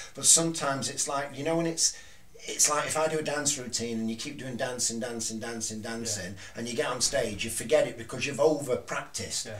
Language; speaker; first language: English; native; English